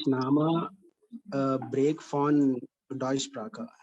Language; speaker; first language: German; non-native, learner; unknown